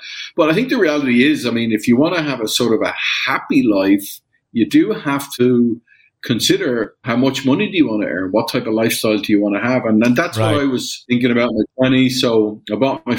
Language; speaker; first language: English; native; English